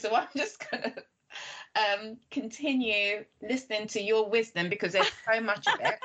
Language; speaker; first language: English; native; English